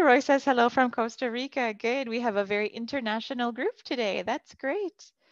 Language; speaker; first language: English; native; English